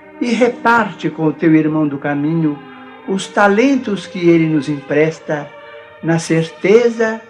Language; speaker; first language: Portuguese; native; Portuguese